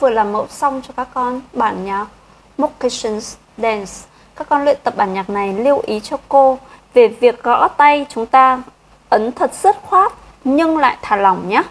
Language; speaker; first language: Vietnamese; native; Vietnamese